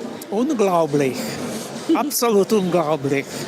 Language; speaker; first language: German; non-native, fluent; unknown